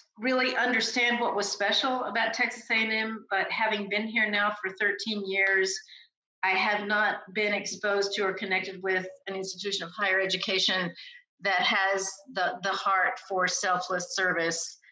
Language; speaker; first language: English; native; English